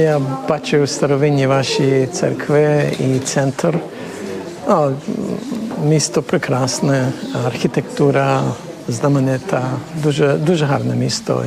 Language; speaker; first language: Ukrainian; early bilingual, heritage; Ukrainian